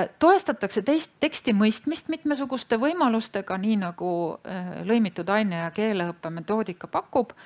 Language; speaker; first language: Estonian; native; Estonian